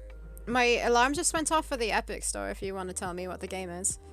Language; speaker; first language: English; native; English